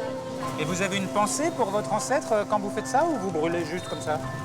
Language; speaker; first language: French; native; French